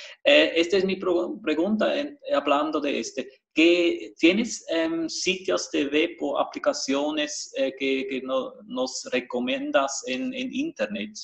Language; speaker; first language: Spanish; non-native, fluent; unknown